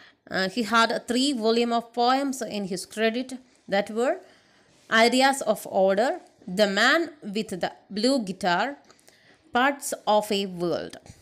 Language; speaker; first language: English; non-native, local second language; Malayalam